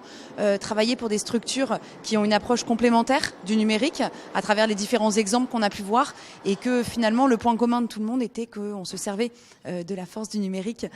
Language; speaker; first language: French; native; French